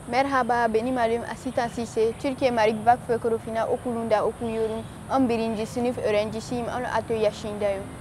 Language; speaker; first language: Turkish; non-native, learner; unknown